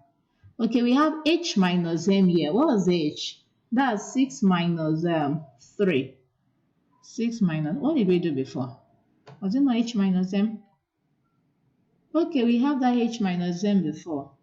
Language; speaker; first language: English; non-native, local second language; Yoruba